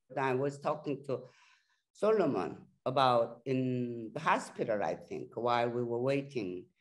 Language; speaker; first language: English; non-native, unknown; Korean